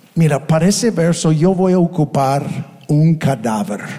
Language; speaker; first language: Spanish; non-native, fluent; English